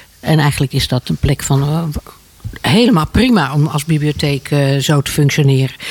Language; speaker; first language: Dutch; native; Dutch